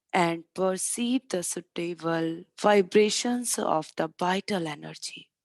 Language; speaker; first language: English; non-native, local second language; Hindi